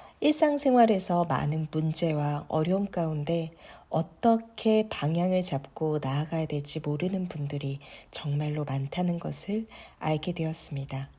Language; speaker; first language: Korean; native; Korean